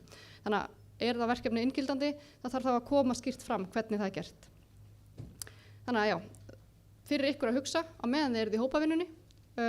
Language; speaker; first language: Icelandic; native; Icelandic